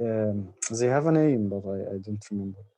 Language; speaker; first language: English; non-native, learner; Arabic